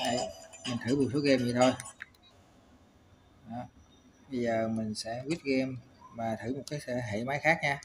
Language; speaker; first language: Vietnamese; native; Vietnamese